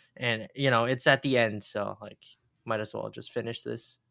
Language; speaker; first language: English; early bilingual, other home language; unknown